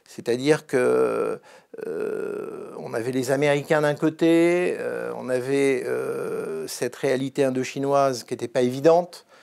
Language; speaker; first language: French; native; French